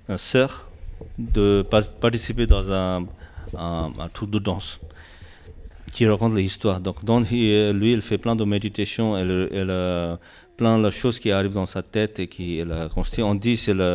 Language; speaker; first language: French; non-native, learner; Tibetan